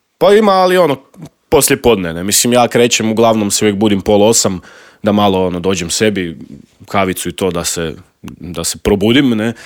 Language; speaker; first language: Croatian; native; Croatian